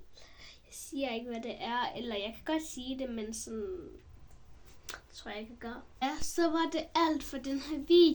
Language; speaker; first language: Danish; early bilingual, other home language; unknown